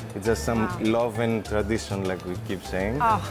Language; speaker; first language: English; non-native, fluent; Greek